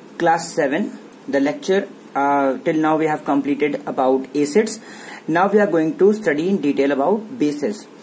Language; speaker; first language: English; non-native, local second language; Hindi